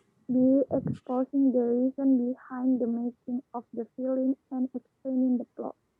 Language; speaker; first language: English; non-native, learner; Indonesian